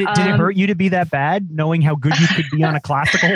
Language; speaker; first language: English; native; English